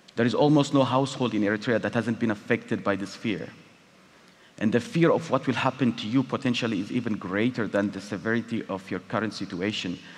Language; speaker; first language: English; non-native, fluent; Tigrinya